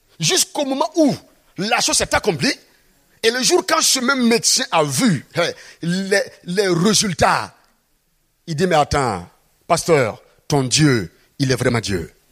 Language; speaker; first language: French; non-native, local second language; Mossi